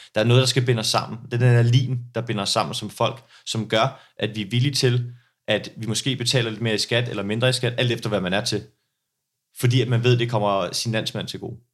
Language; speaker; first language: Danish; early bilingual, other home language; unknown